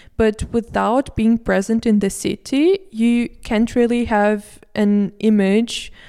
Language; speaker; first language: English; non-native, fluent; Russian